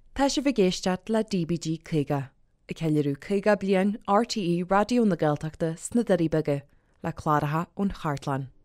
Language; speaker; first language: Irish; native; Irish